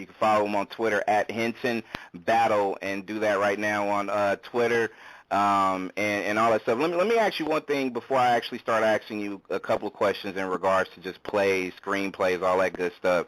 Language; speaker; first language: English; native; English